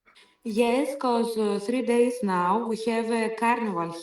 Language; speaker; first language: English; non-native, learner; Greek